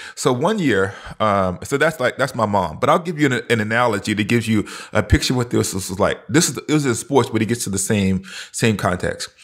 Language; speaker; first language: English; native; English